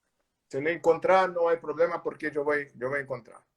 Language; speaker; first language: Spanish; non-native, learner; Portuguese